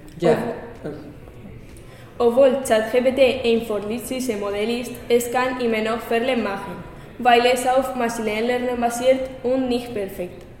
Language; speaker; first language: German; non-native, learner; Spanish